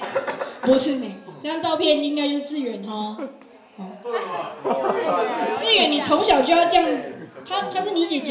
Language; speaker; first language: Chinese; native; Chinese